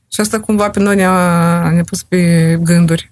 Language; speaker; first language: Romanian; native; Romanian